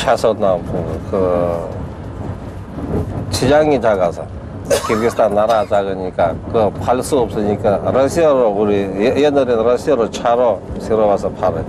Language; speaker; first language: Korean; early bilingual, heritage; Korean